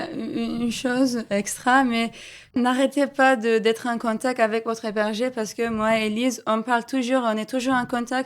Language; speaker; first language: French; non-native, fluent; Turkish